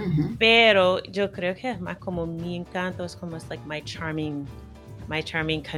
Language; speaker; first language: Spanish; non-native, fluent; English